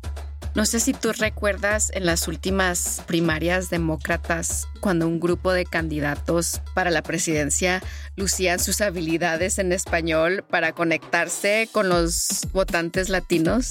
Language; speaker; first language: Spanish; early bilingual, heritage; Spanish